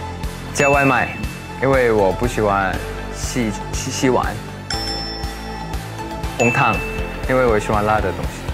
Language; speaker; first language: Chinese; non-native, fluent; Thai